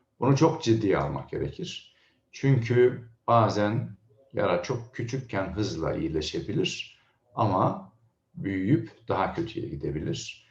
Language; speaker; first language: Turkish; native; Turkish